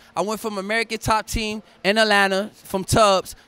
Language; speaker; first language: English; native; English